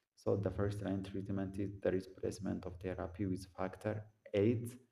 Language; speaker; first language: English; non-native, local second language; Amharic